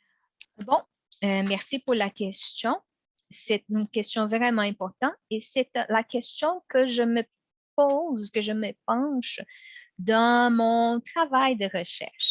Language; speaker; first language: French; non-native, fluent; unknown